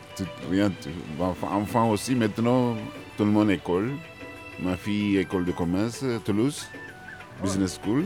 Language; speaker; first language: French; non-native, learner; Tamil